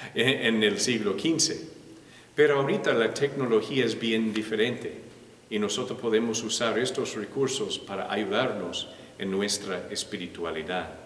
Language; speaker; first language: Spanish; non-native, learner; English